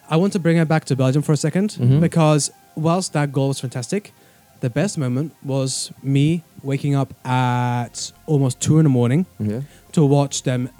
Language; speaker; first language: English; native; English